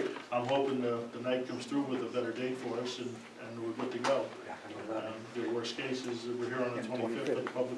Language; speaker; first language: English; native; English